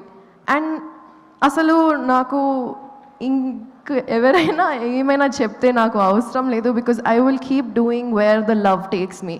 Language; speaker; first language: Telugu; non-native, local second language; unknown